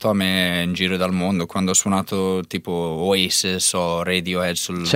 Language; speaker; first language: Italian; non-native, learner; English